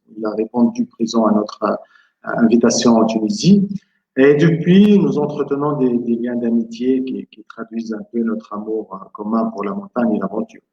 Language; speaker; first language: French; non-native, local second language; Arabic